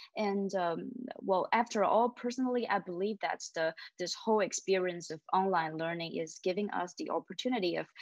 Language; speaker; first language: English; non-native, fluent; Chinese